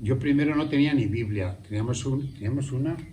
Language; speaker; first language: Spanish; native; Spanish